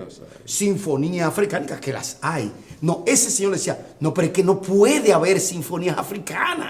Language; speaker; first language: Spanish; native; Spanish